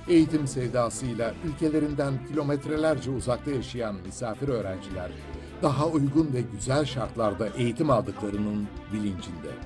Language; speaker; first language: Turkish; native; Turkish